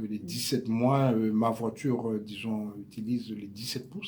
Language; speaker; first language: French; native; French